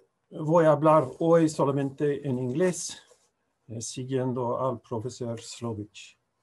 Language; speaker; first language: Spanish; non-native, fluent; English